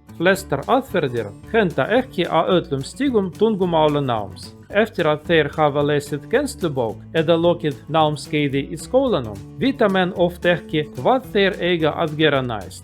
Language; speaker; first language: Icelandic; non-native, learner; Russian